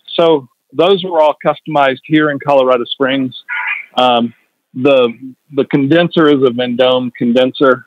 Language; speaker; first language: English; native; English